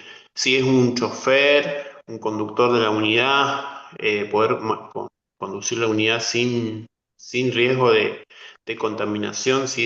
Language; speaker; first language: Spanish; native; Spanish